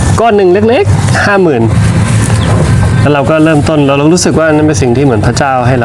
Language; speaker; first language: Thai; native; Thai